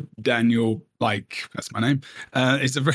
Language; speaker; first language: English; native; English